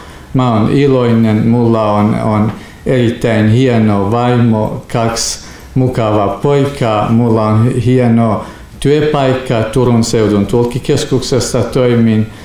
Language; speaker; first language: Finnish; non-native, fluent; Kurdish